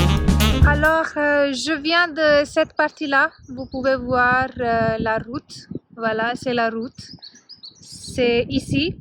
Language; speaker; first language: French; non-native, fluent; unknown